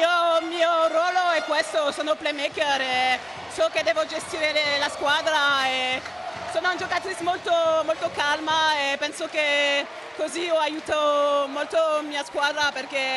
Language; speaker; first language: Italian; non-native, learner; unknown